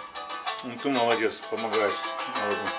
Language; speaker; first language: Russian; non-native, local second language; Yakut